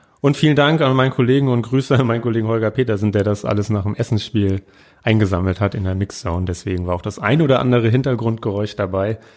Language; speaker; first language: German; native; German